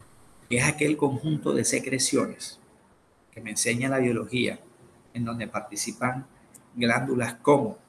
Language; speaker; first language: Spanish; native; Spanish